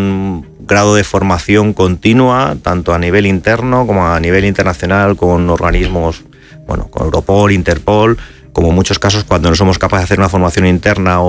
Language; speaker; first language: Spanish; native; Spanish